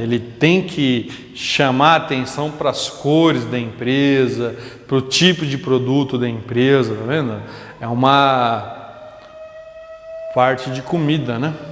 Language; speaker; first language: Portuguese; native; Portuguese